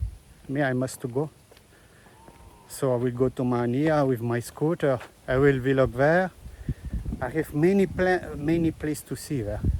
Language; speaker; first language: English; non-native, learner; French